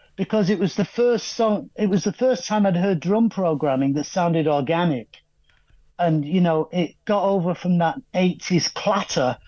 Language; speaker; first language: English; native; English